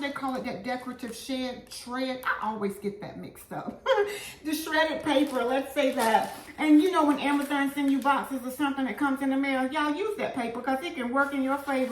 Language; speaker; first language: English; native; English